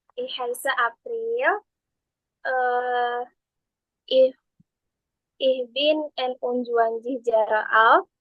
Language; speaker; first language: German; non-native, learner; Indonesian